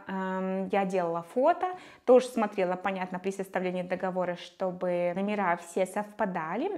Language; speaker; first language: Russian; native; Russian